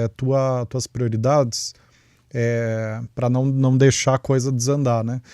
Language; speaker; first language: Portuguese; native; Portuguese